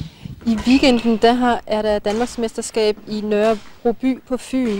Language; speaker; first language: Danish; native; Danish